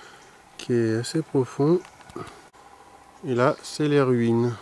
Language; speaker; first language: French; native; French